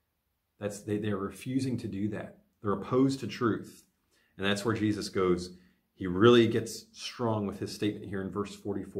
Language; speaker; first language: English; native; English